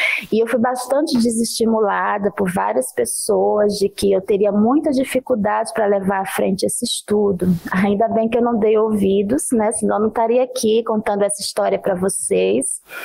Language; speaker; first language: Portuguese; native; Portuguese